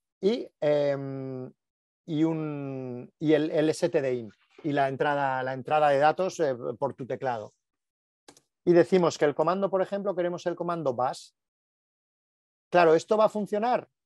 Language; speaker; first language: Spanish; native; Spanish